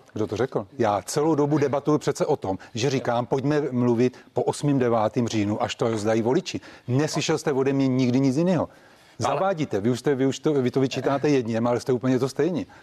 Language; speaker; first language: Czech; native; Czech